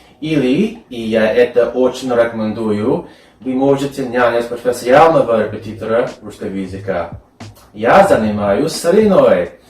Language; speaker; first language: Russian; non-native, fluent; English